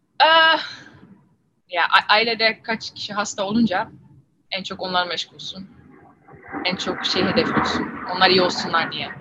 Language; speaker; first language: Turkish; early bilingual, heritage; Turkish